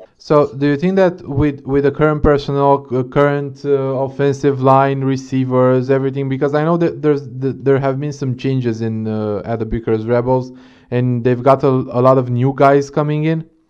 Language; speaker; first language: English; non-native, fluent; Romanian